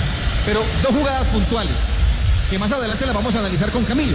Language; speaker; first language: Spanish; native; Spanish